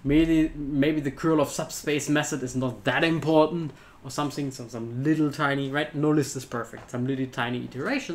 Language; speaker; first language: English; non-native, fluent; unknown